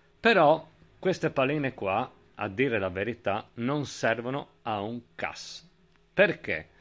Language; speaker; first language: Italian; native; Italian